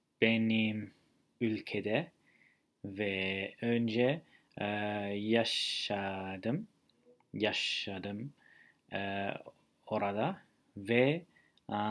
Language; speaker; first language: Turkish; non-native, learner; English